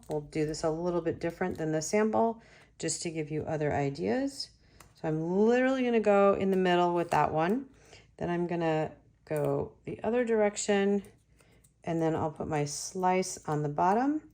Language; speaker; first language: English; native; English